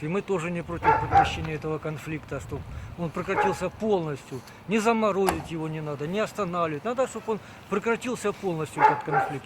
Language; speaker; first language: Russian; native; Russian